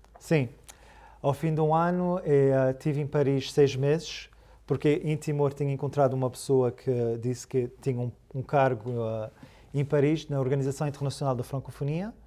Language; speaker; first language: Portuguese; early bilingual, heritage; Portuguese